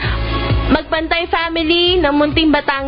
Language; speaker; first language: Filipino; native; Filipino